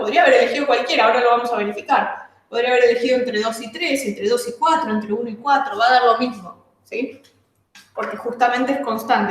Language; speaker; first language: Spanish; native; Spanish